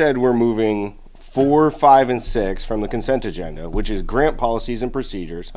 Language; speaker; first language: English; native; English